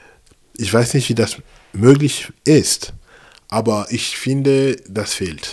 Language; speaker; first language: German; non-native, fluent; French